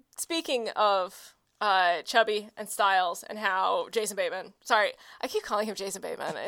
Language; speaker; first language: English; native; English